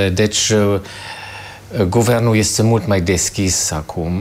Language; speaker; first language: Romanian; non-native, fluent; German